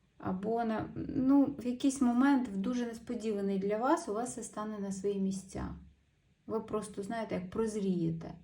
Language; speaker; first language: Ukrainian; non-native, local second language; Russian